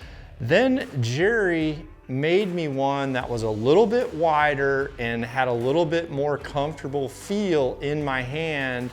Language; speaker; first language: English; native; English